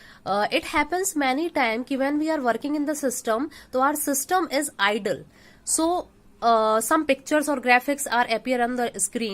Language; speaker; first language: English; non-native, local second language; Hindi